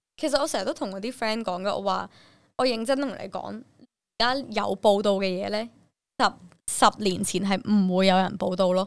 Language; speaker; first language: Cantonese; early bilingual, other home language; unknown